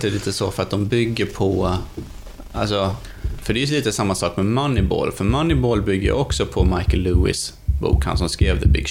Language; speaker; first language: Swedish; native; Swedish